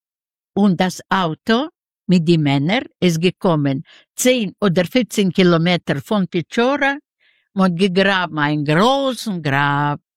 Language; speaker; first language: German; non-native, learner; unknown